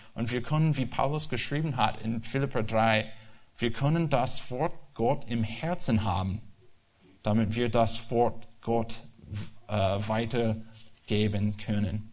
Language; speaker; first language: German; non-native, learner; English